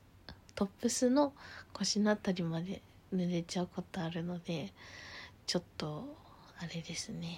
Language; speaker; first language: Japanese; native; Japanese